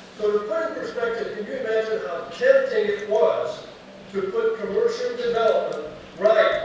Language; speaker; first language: English; native; English